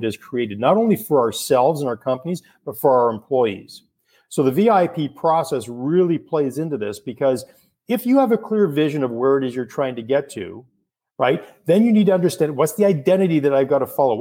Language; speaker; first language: English; native; English